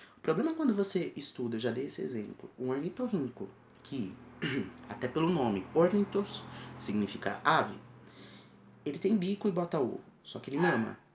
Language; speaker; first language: Portuguese; native; Portuguese